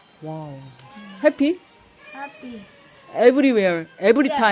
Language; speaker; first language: English; non-native, learner; Korean